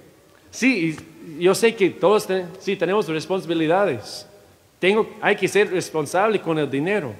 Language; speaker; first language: Spanish; non-native, fluent; English